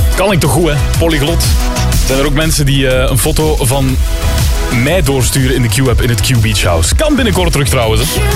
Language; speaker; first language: Dutch; native; Dutch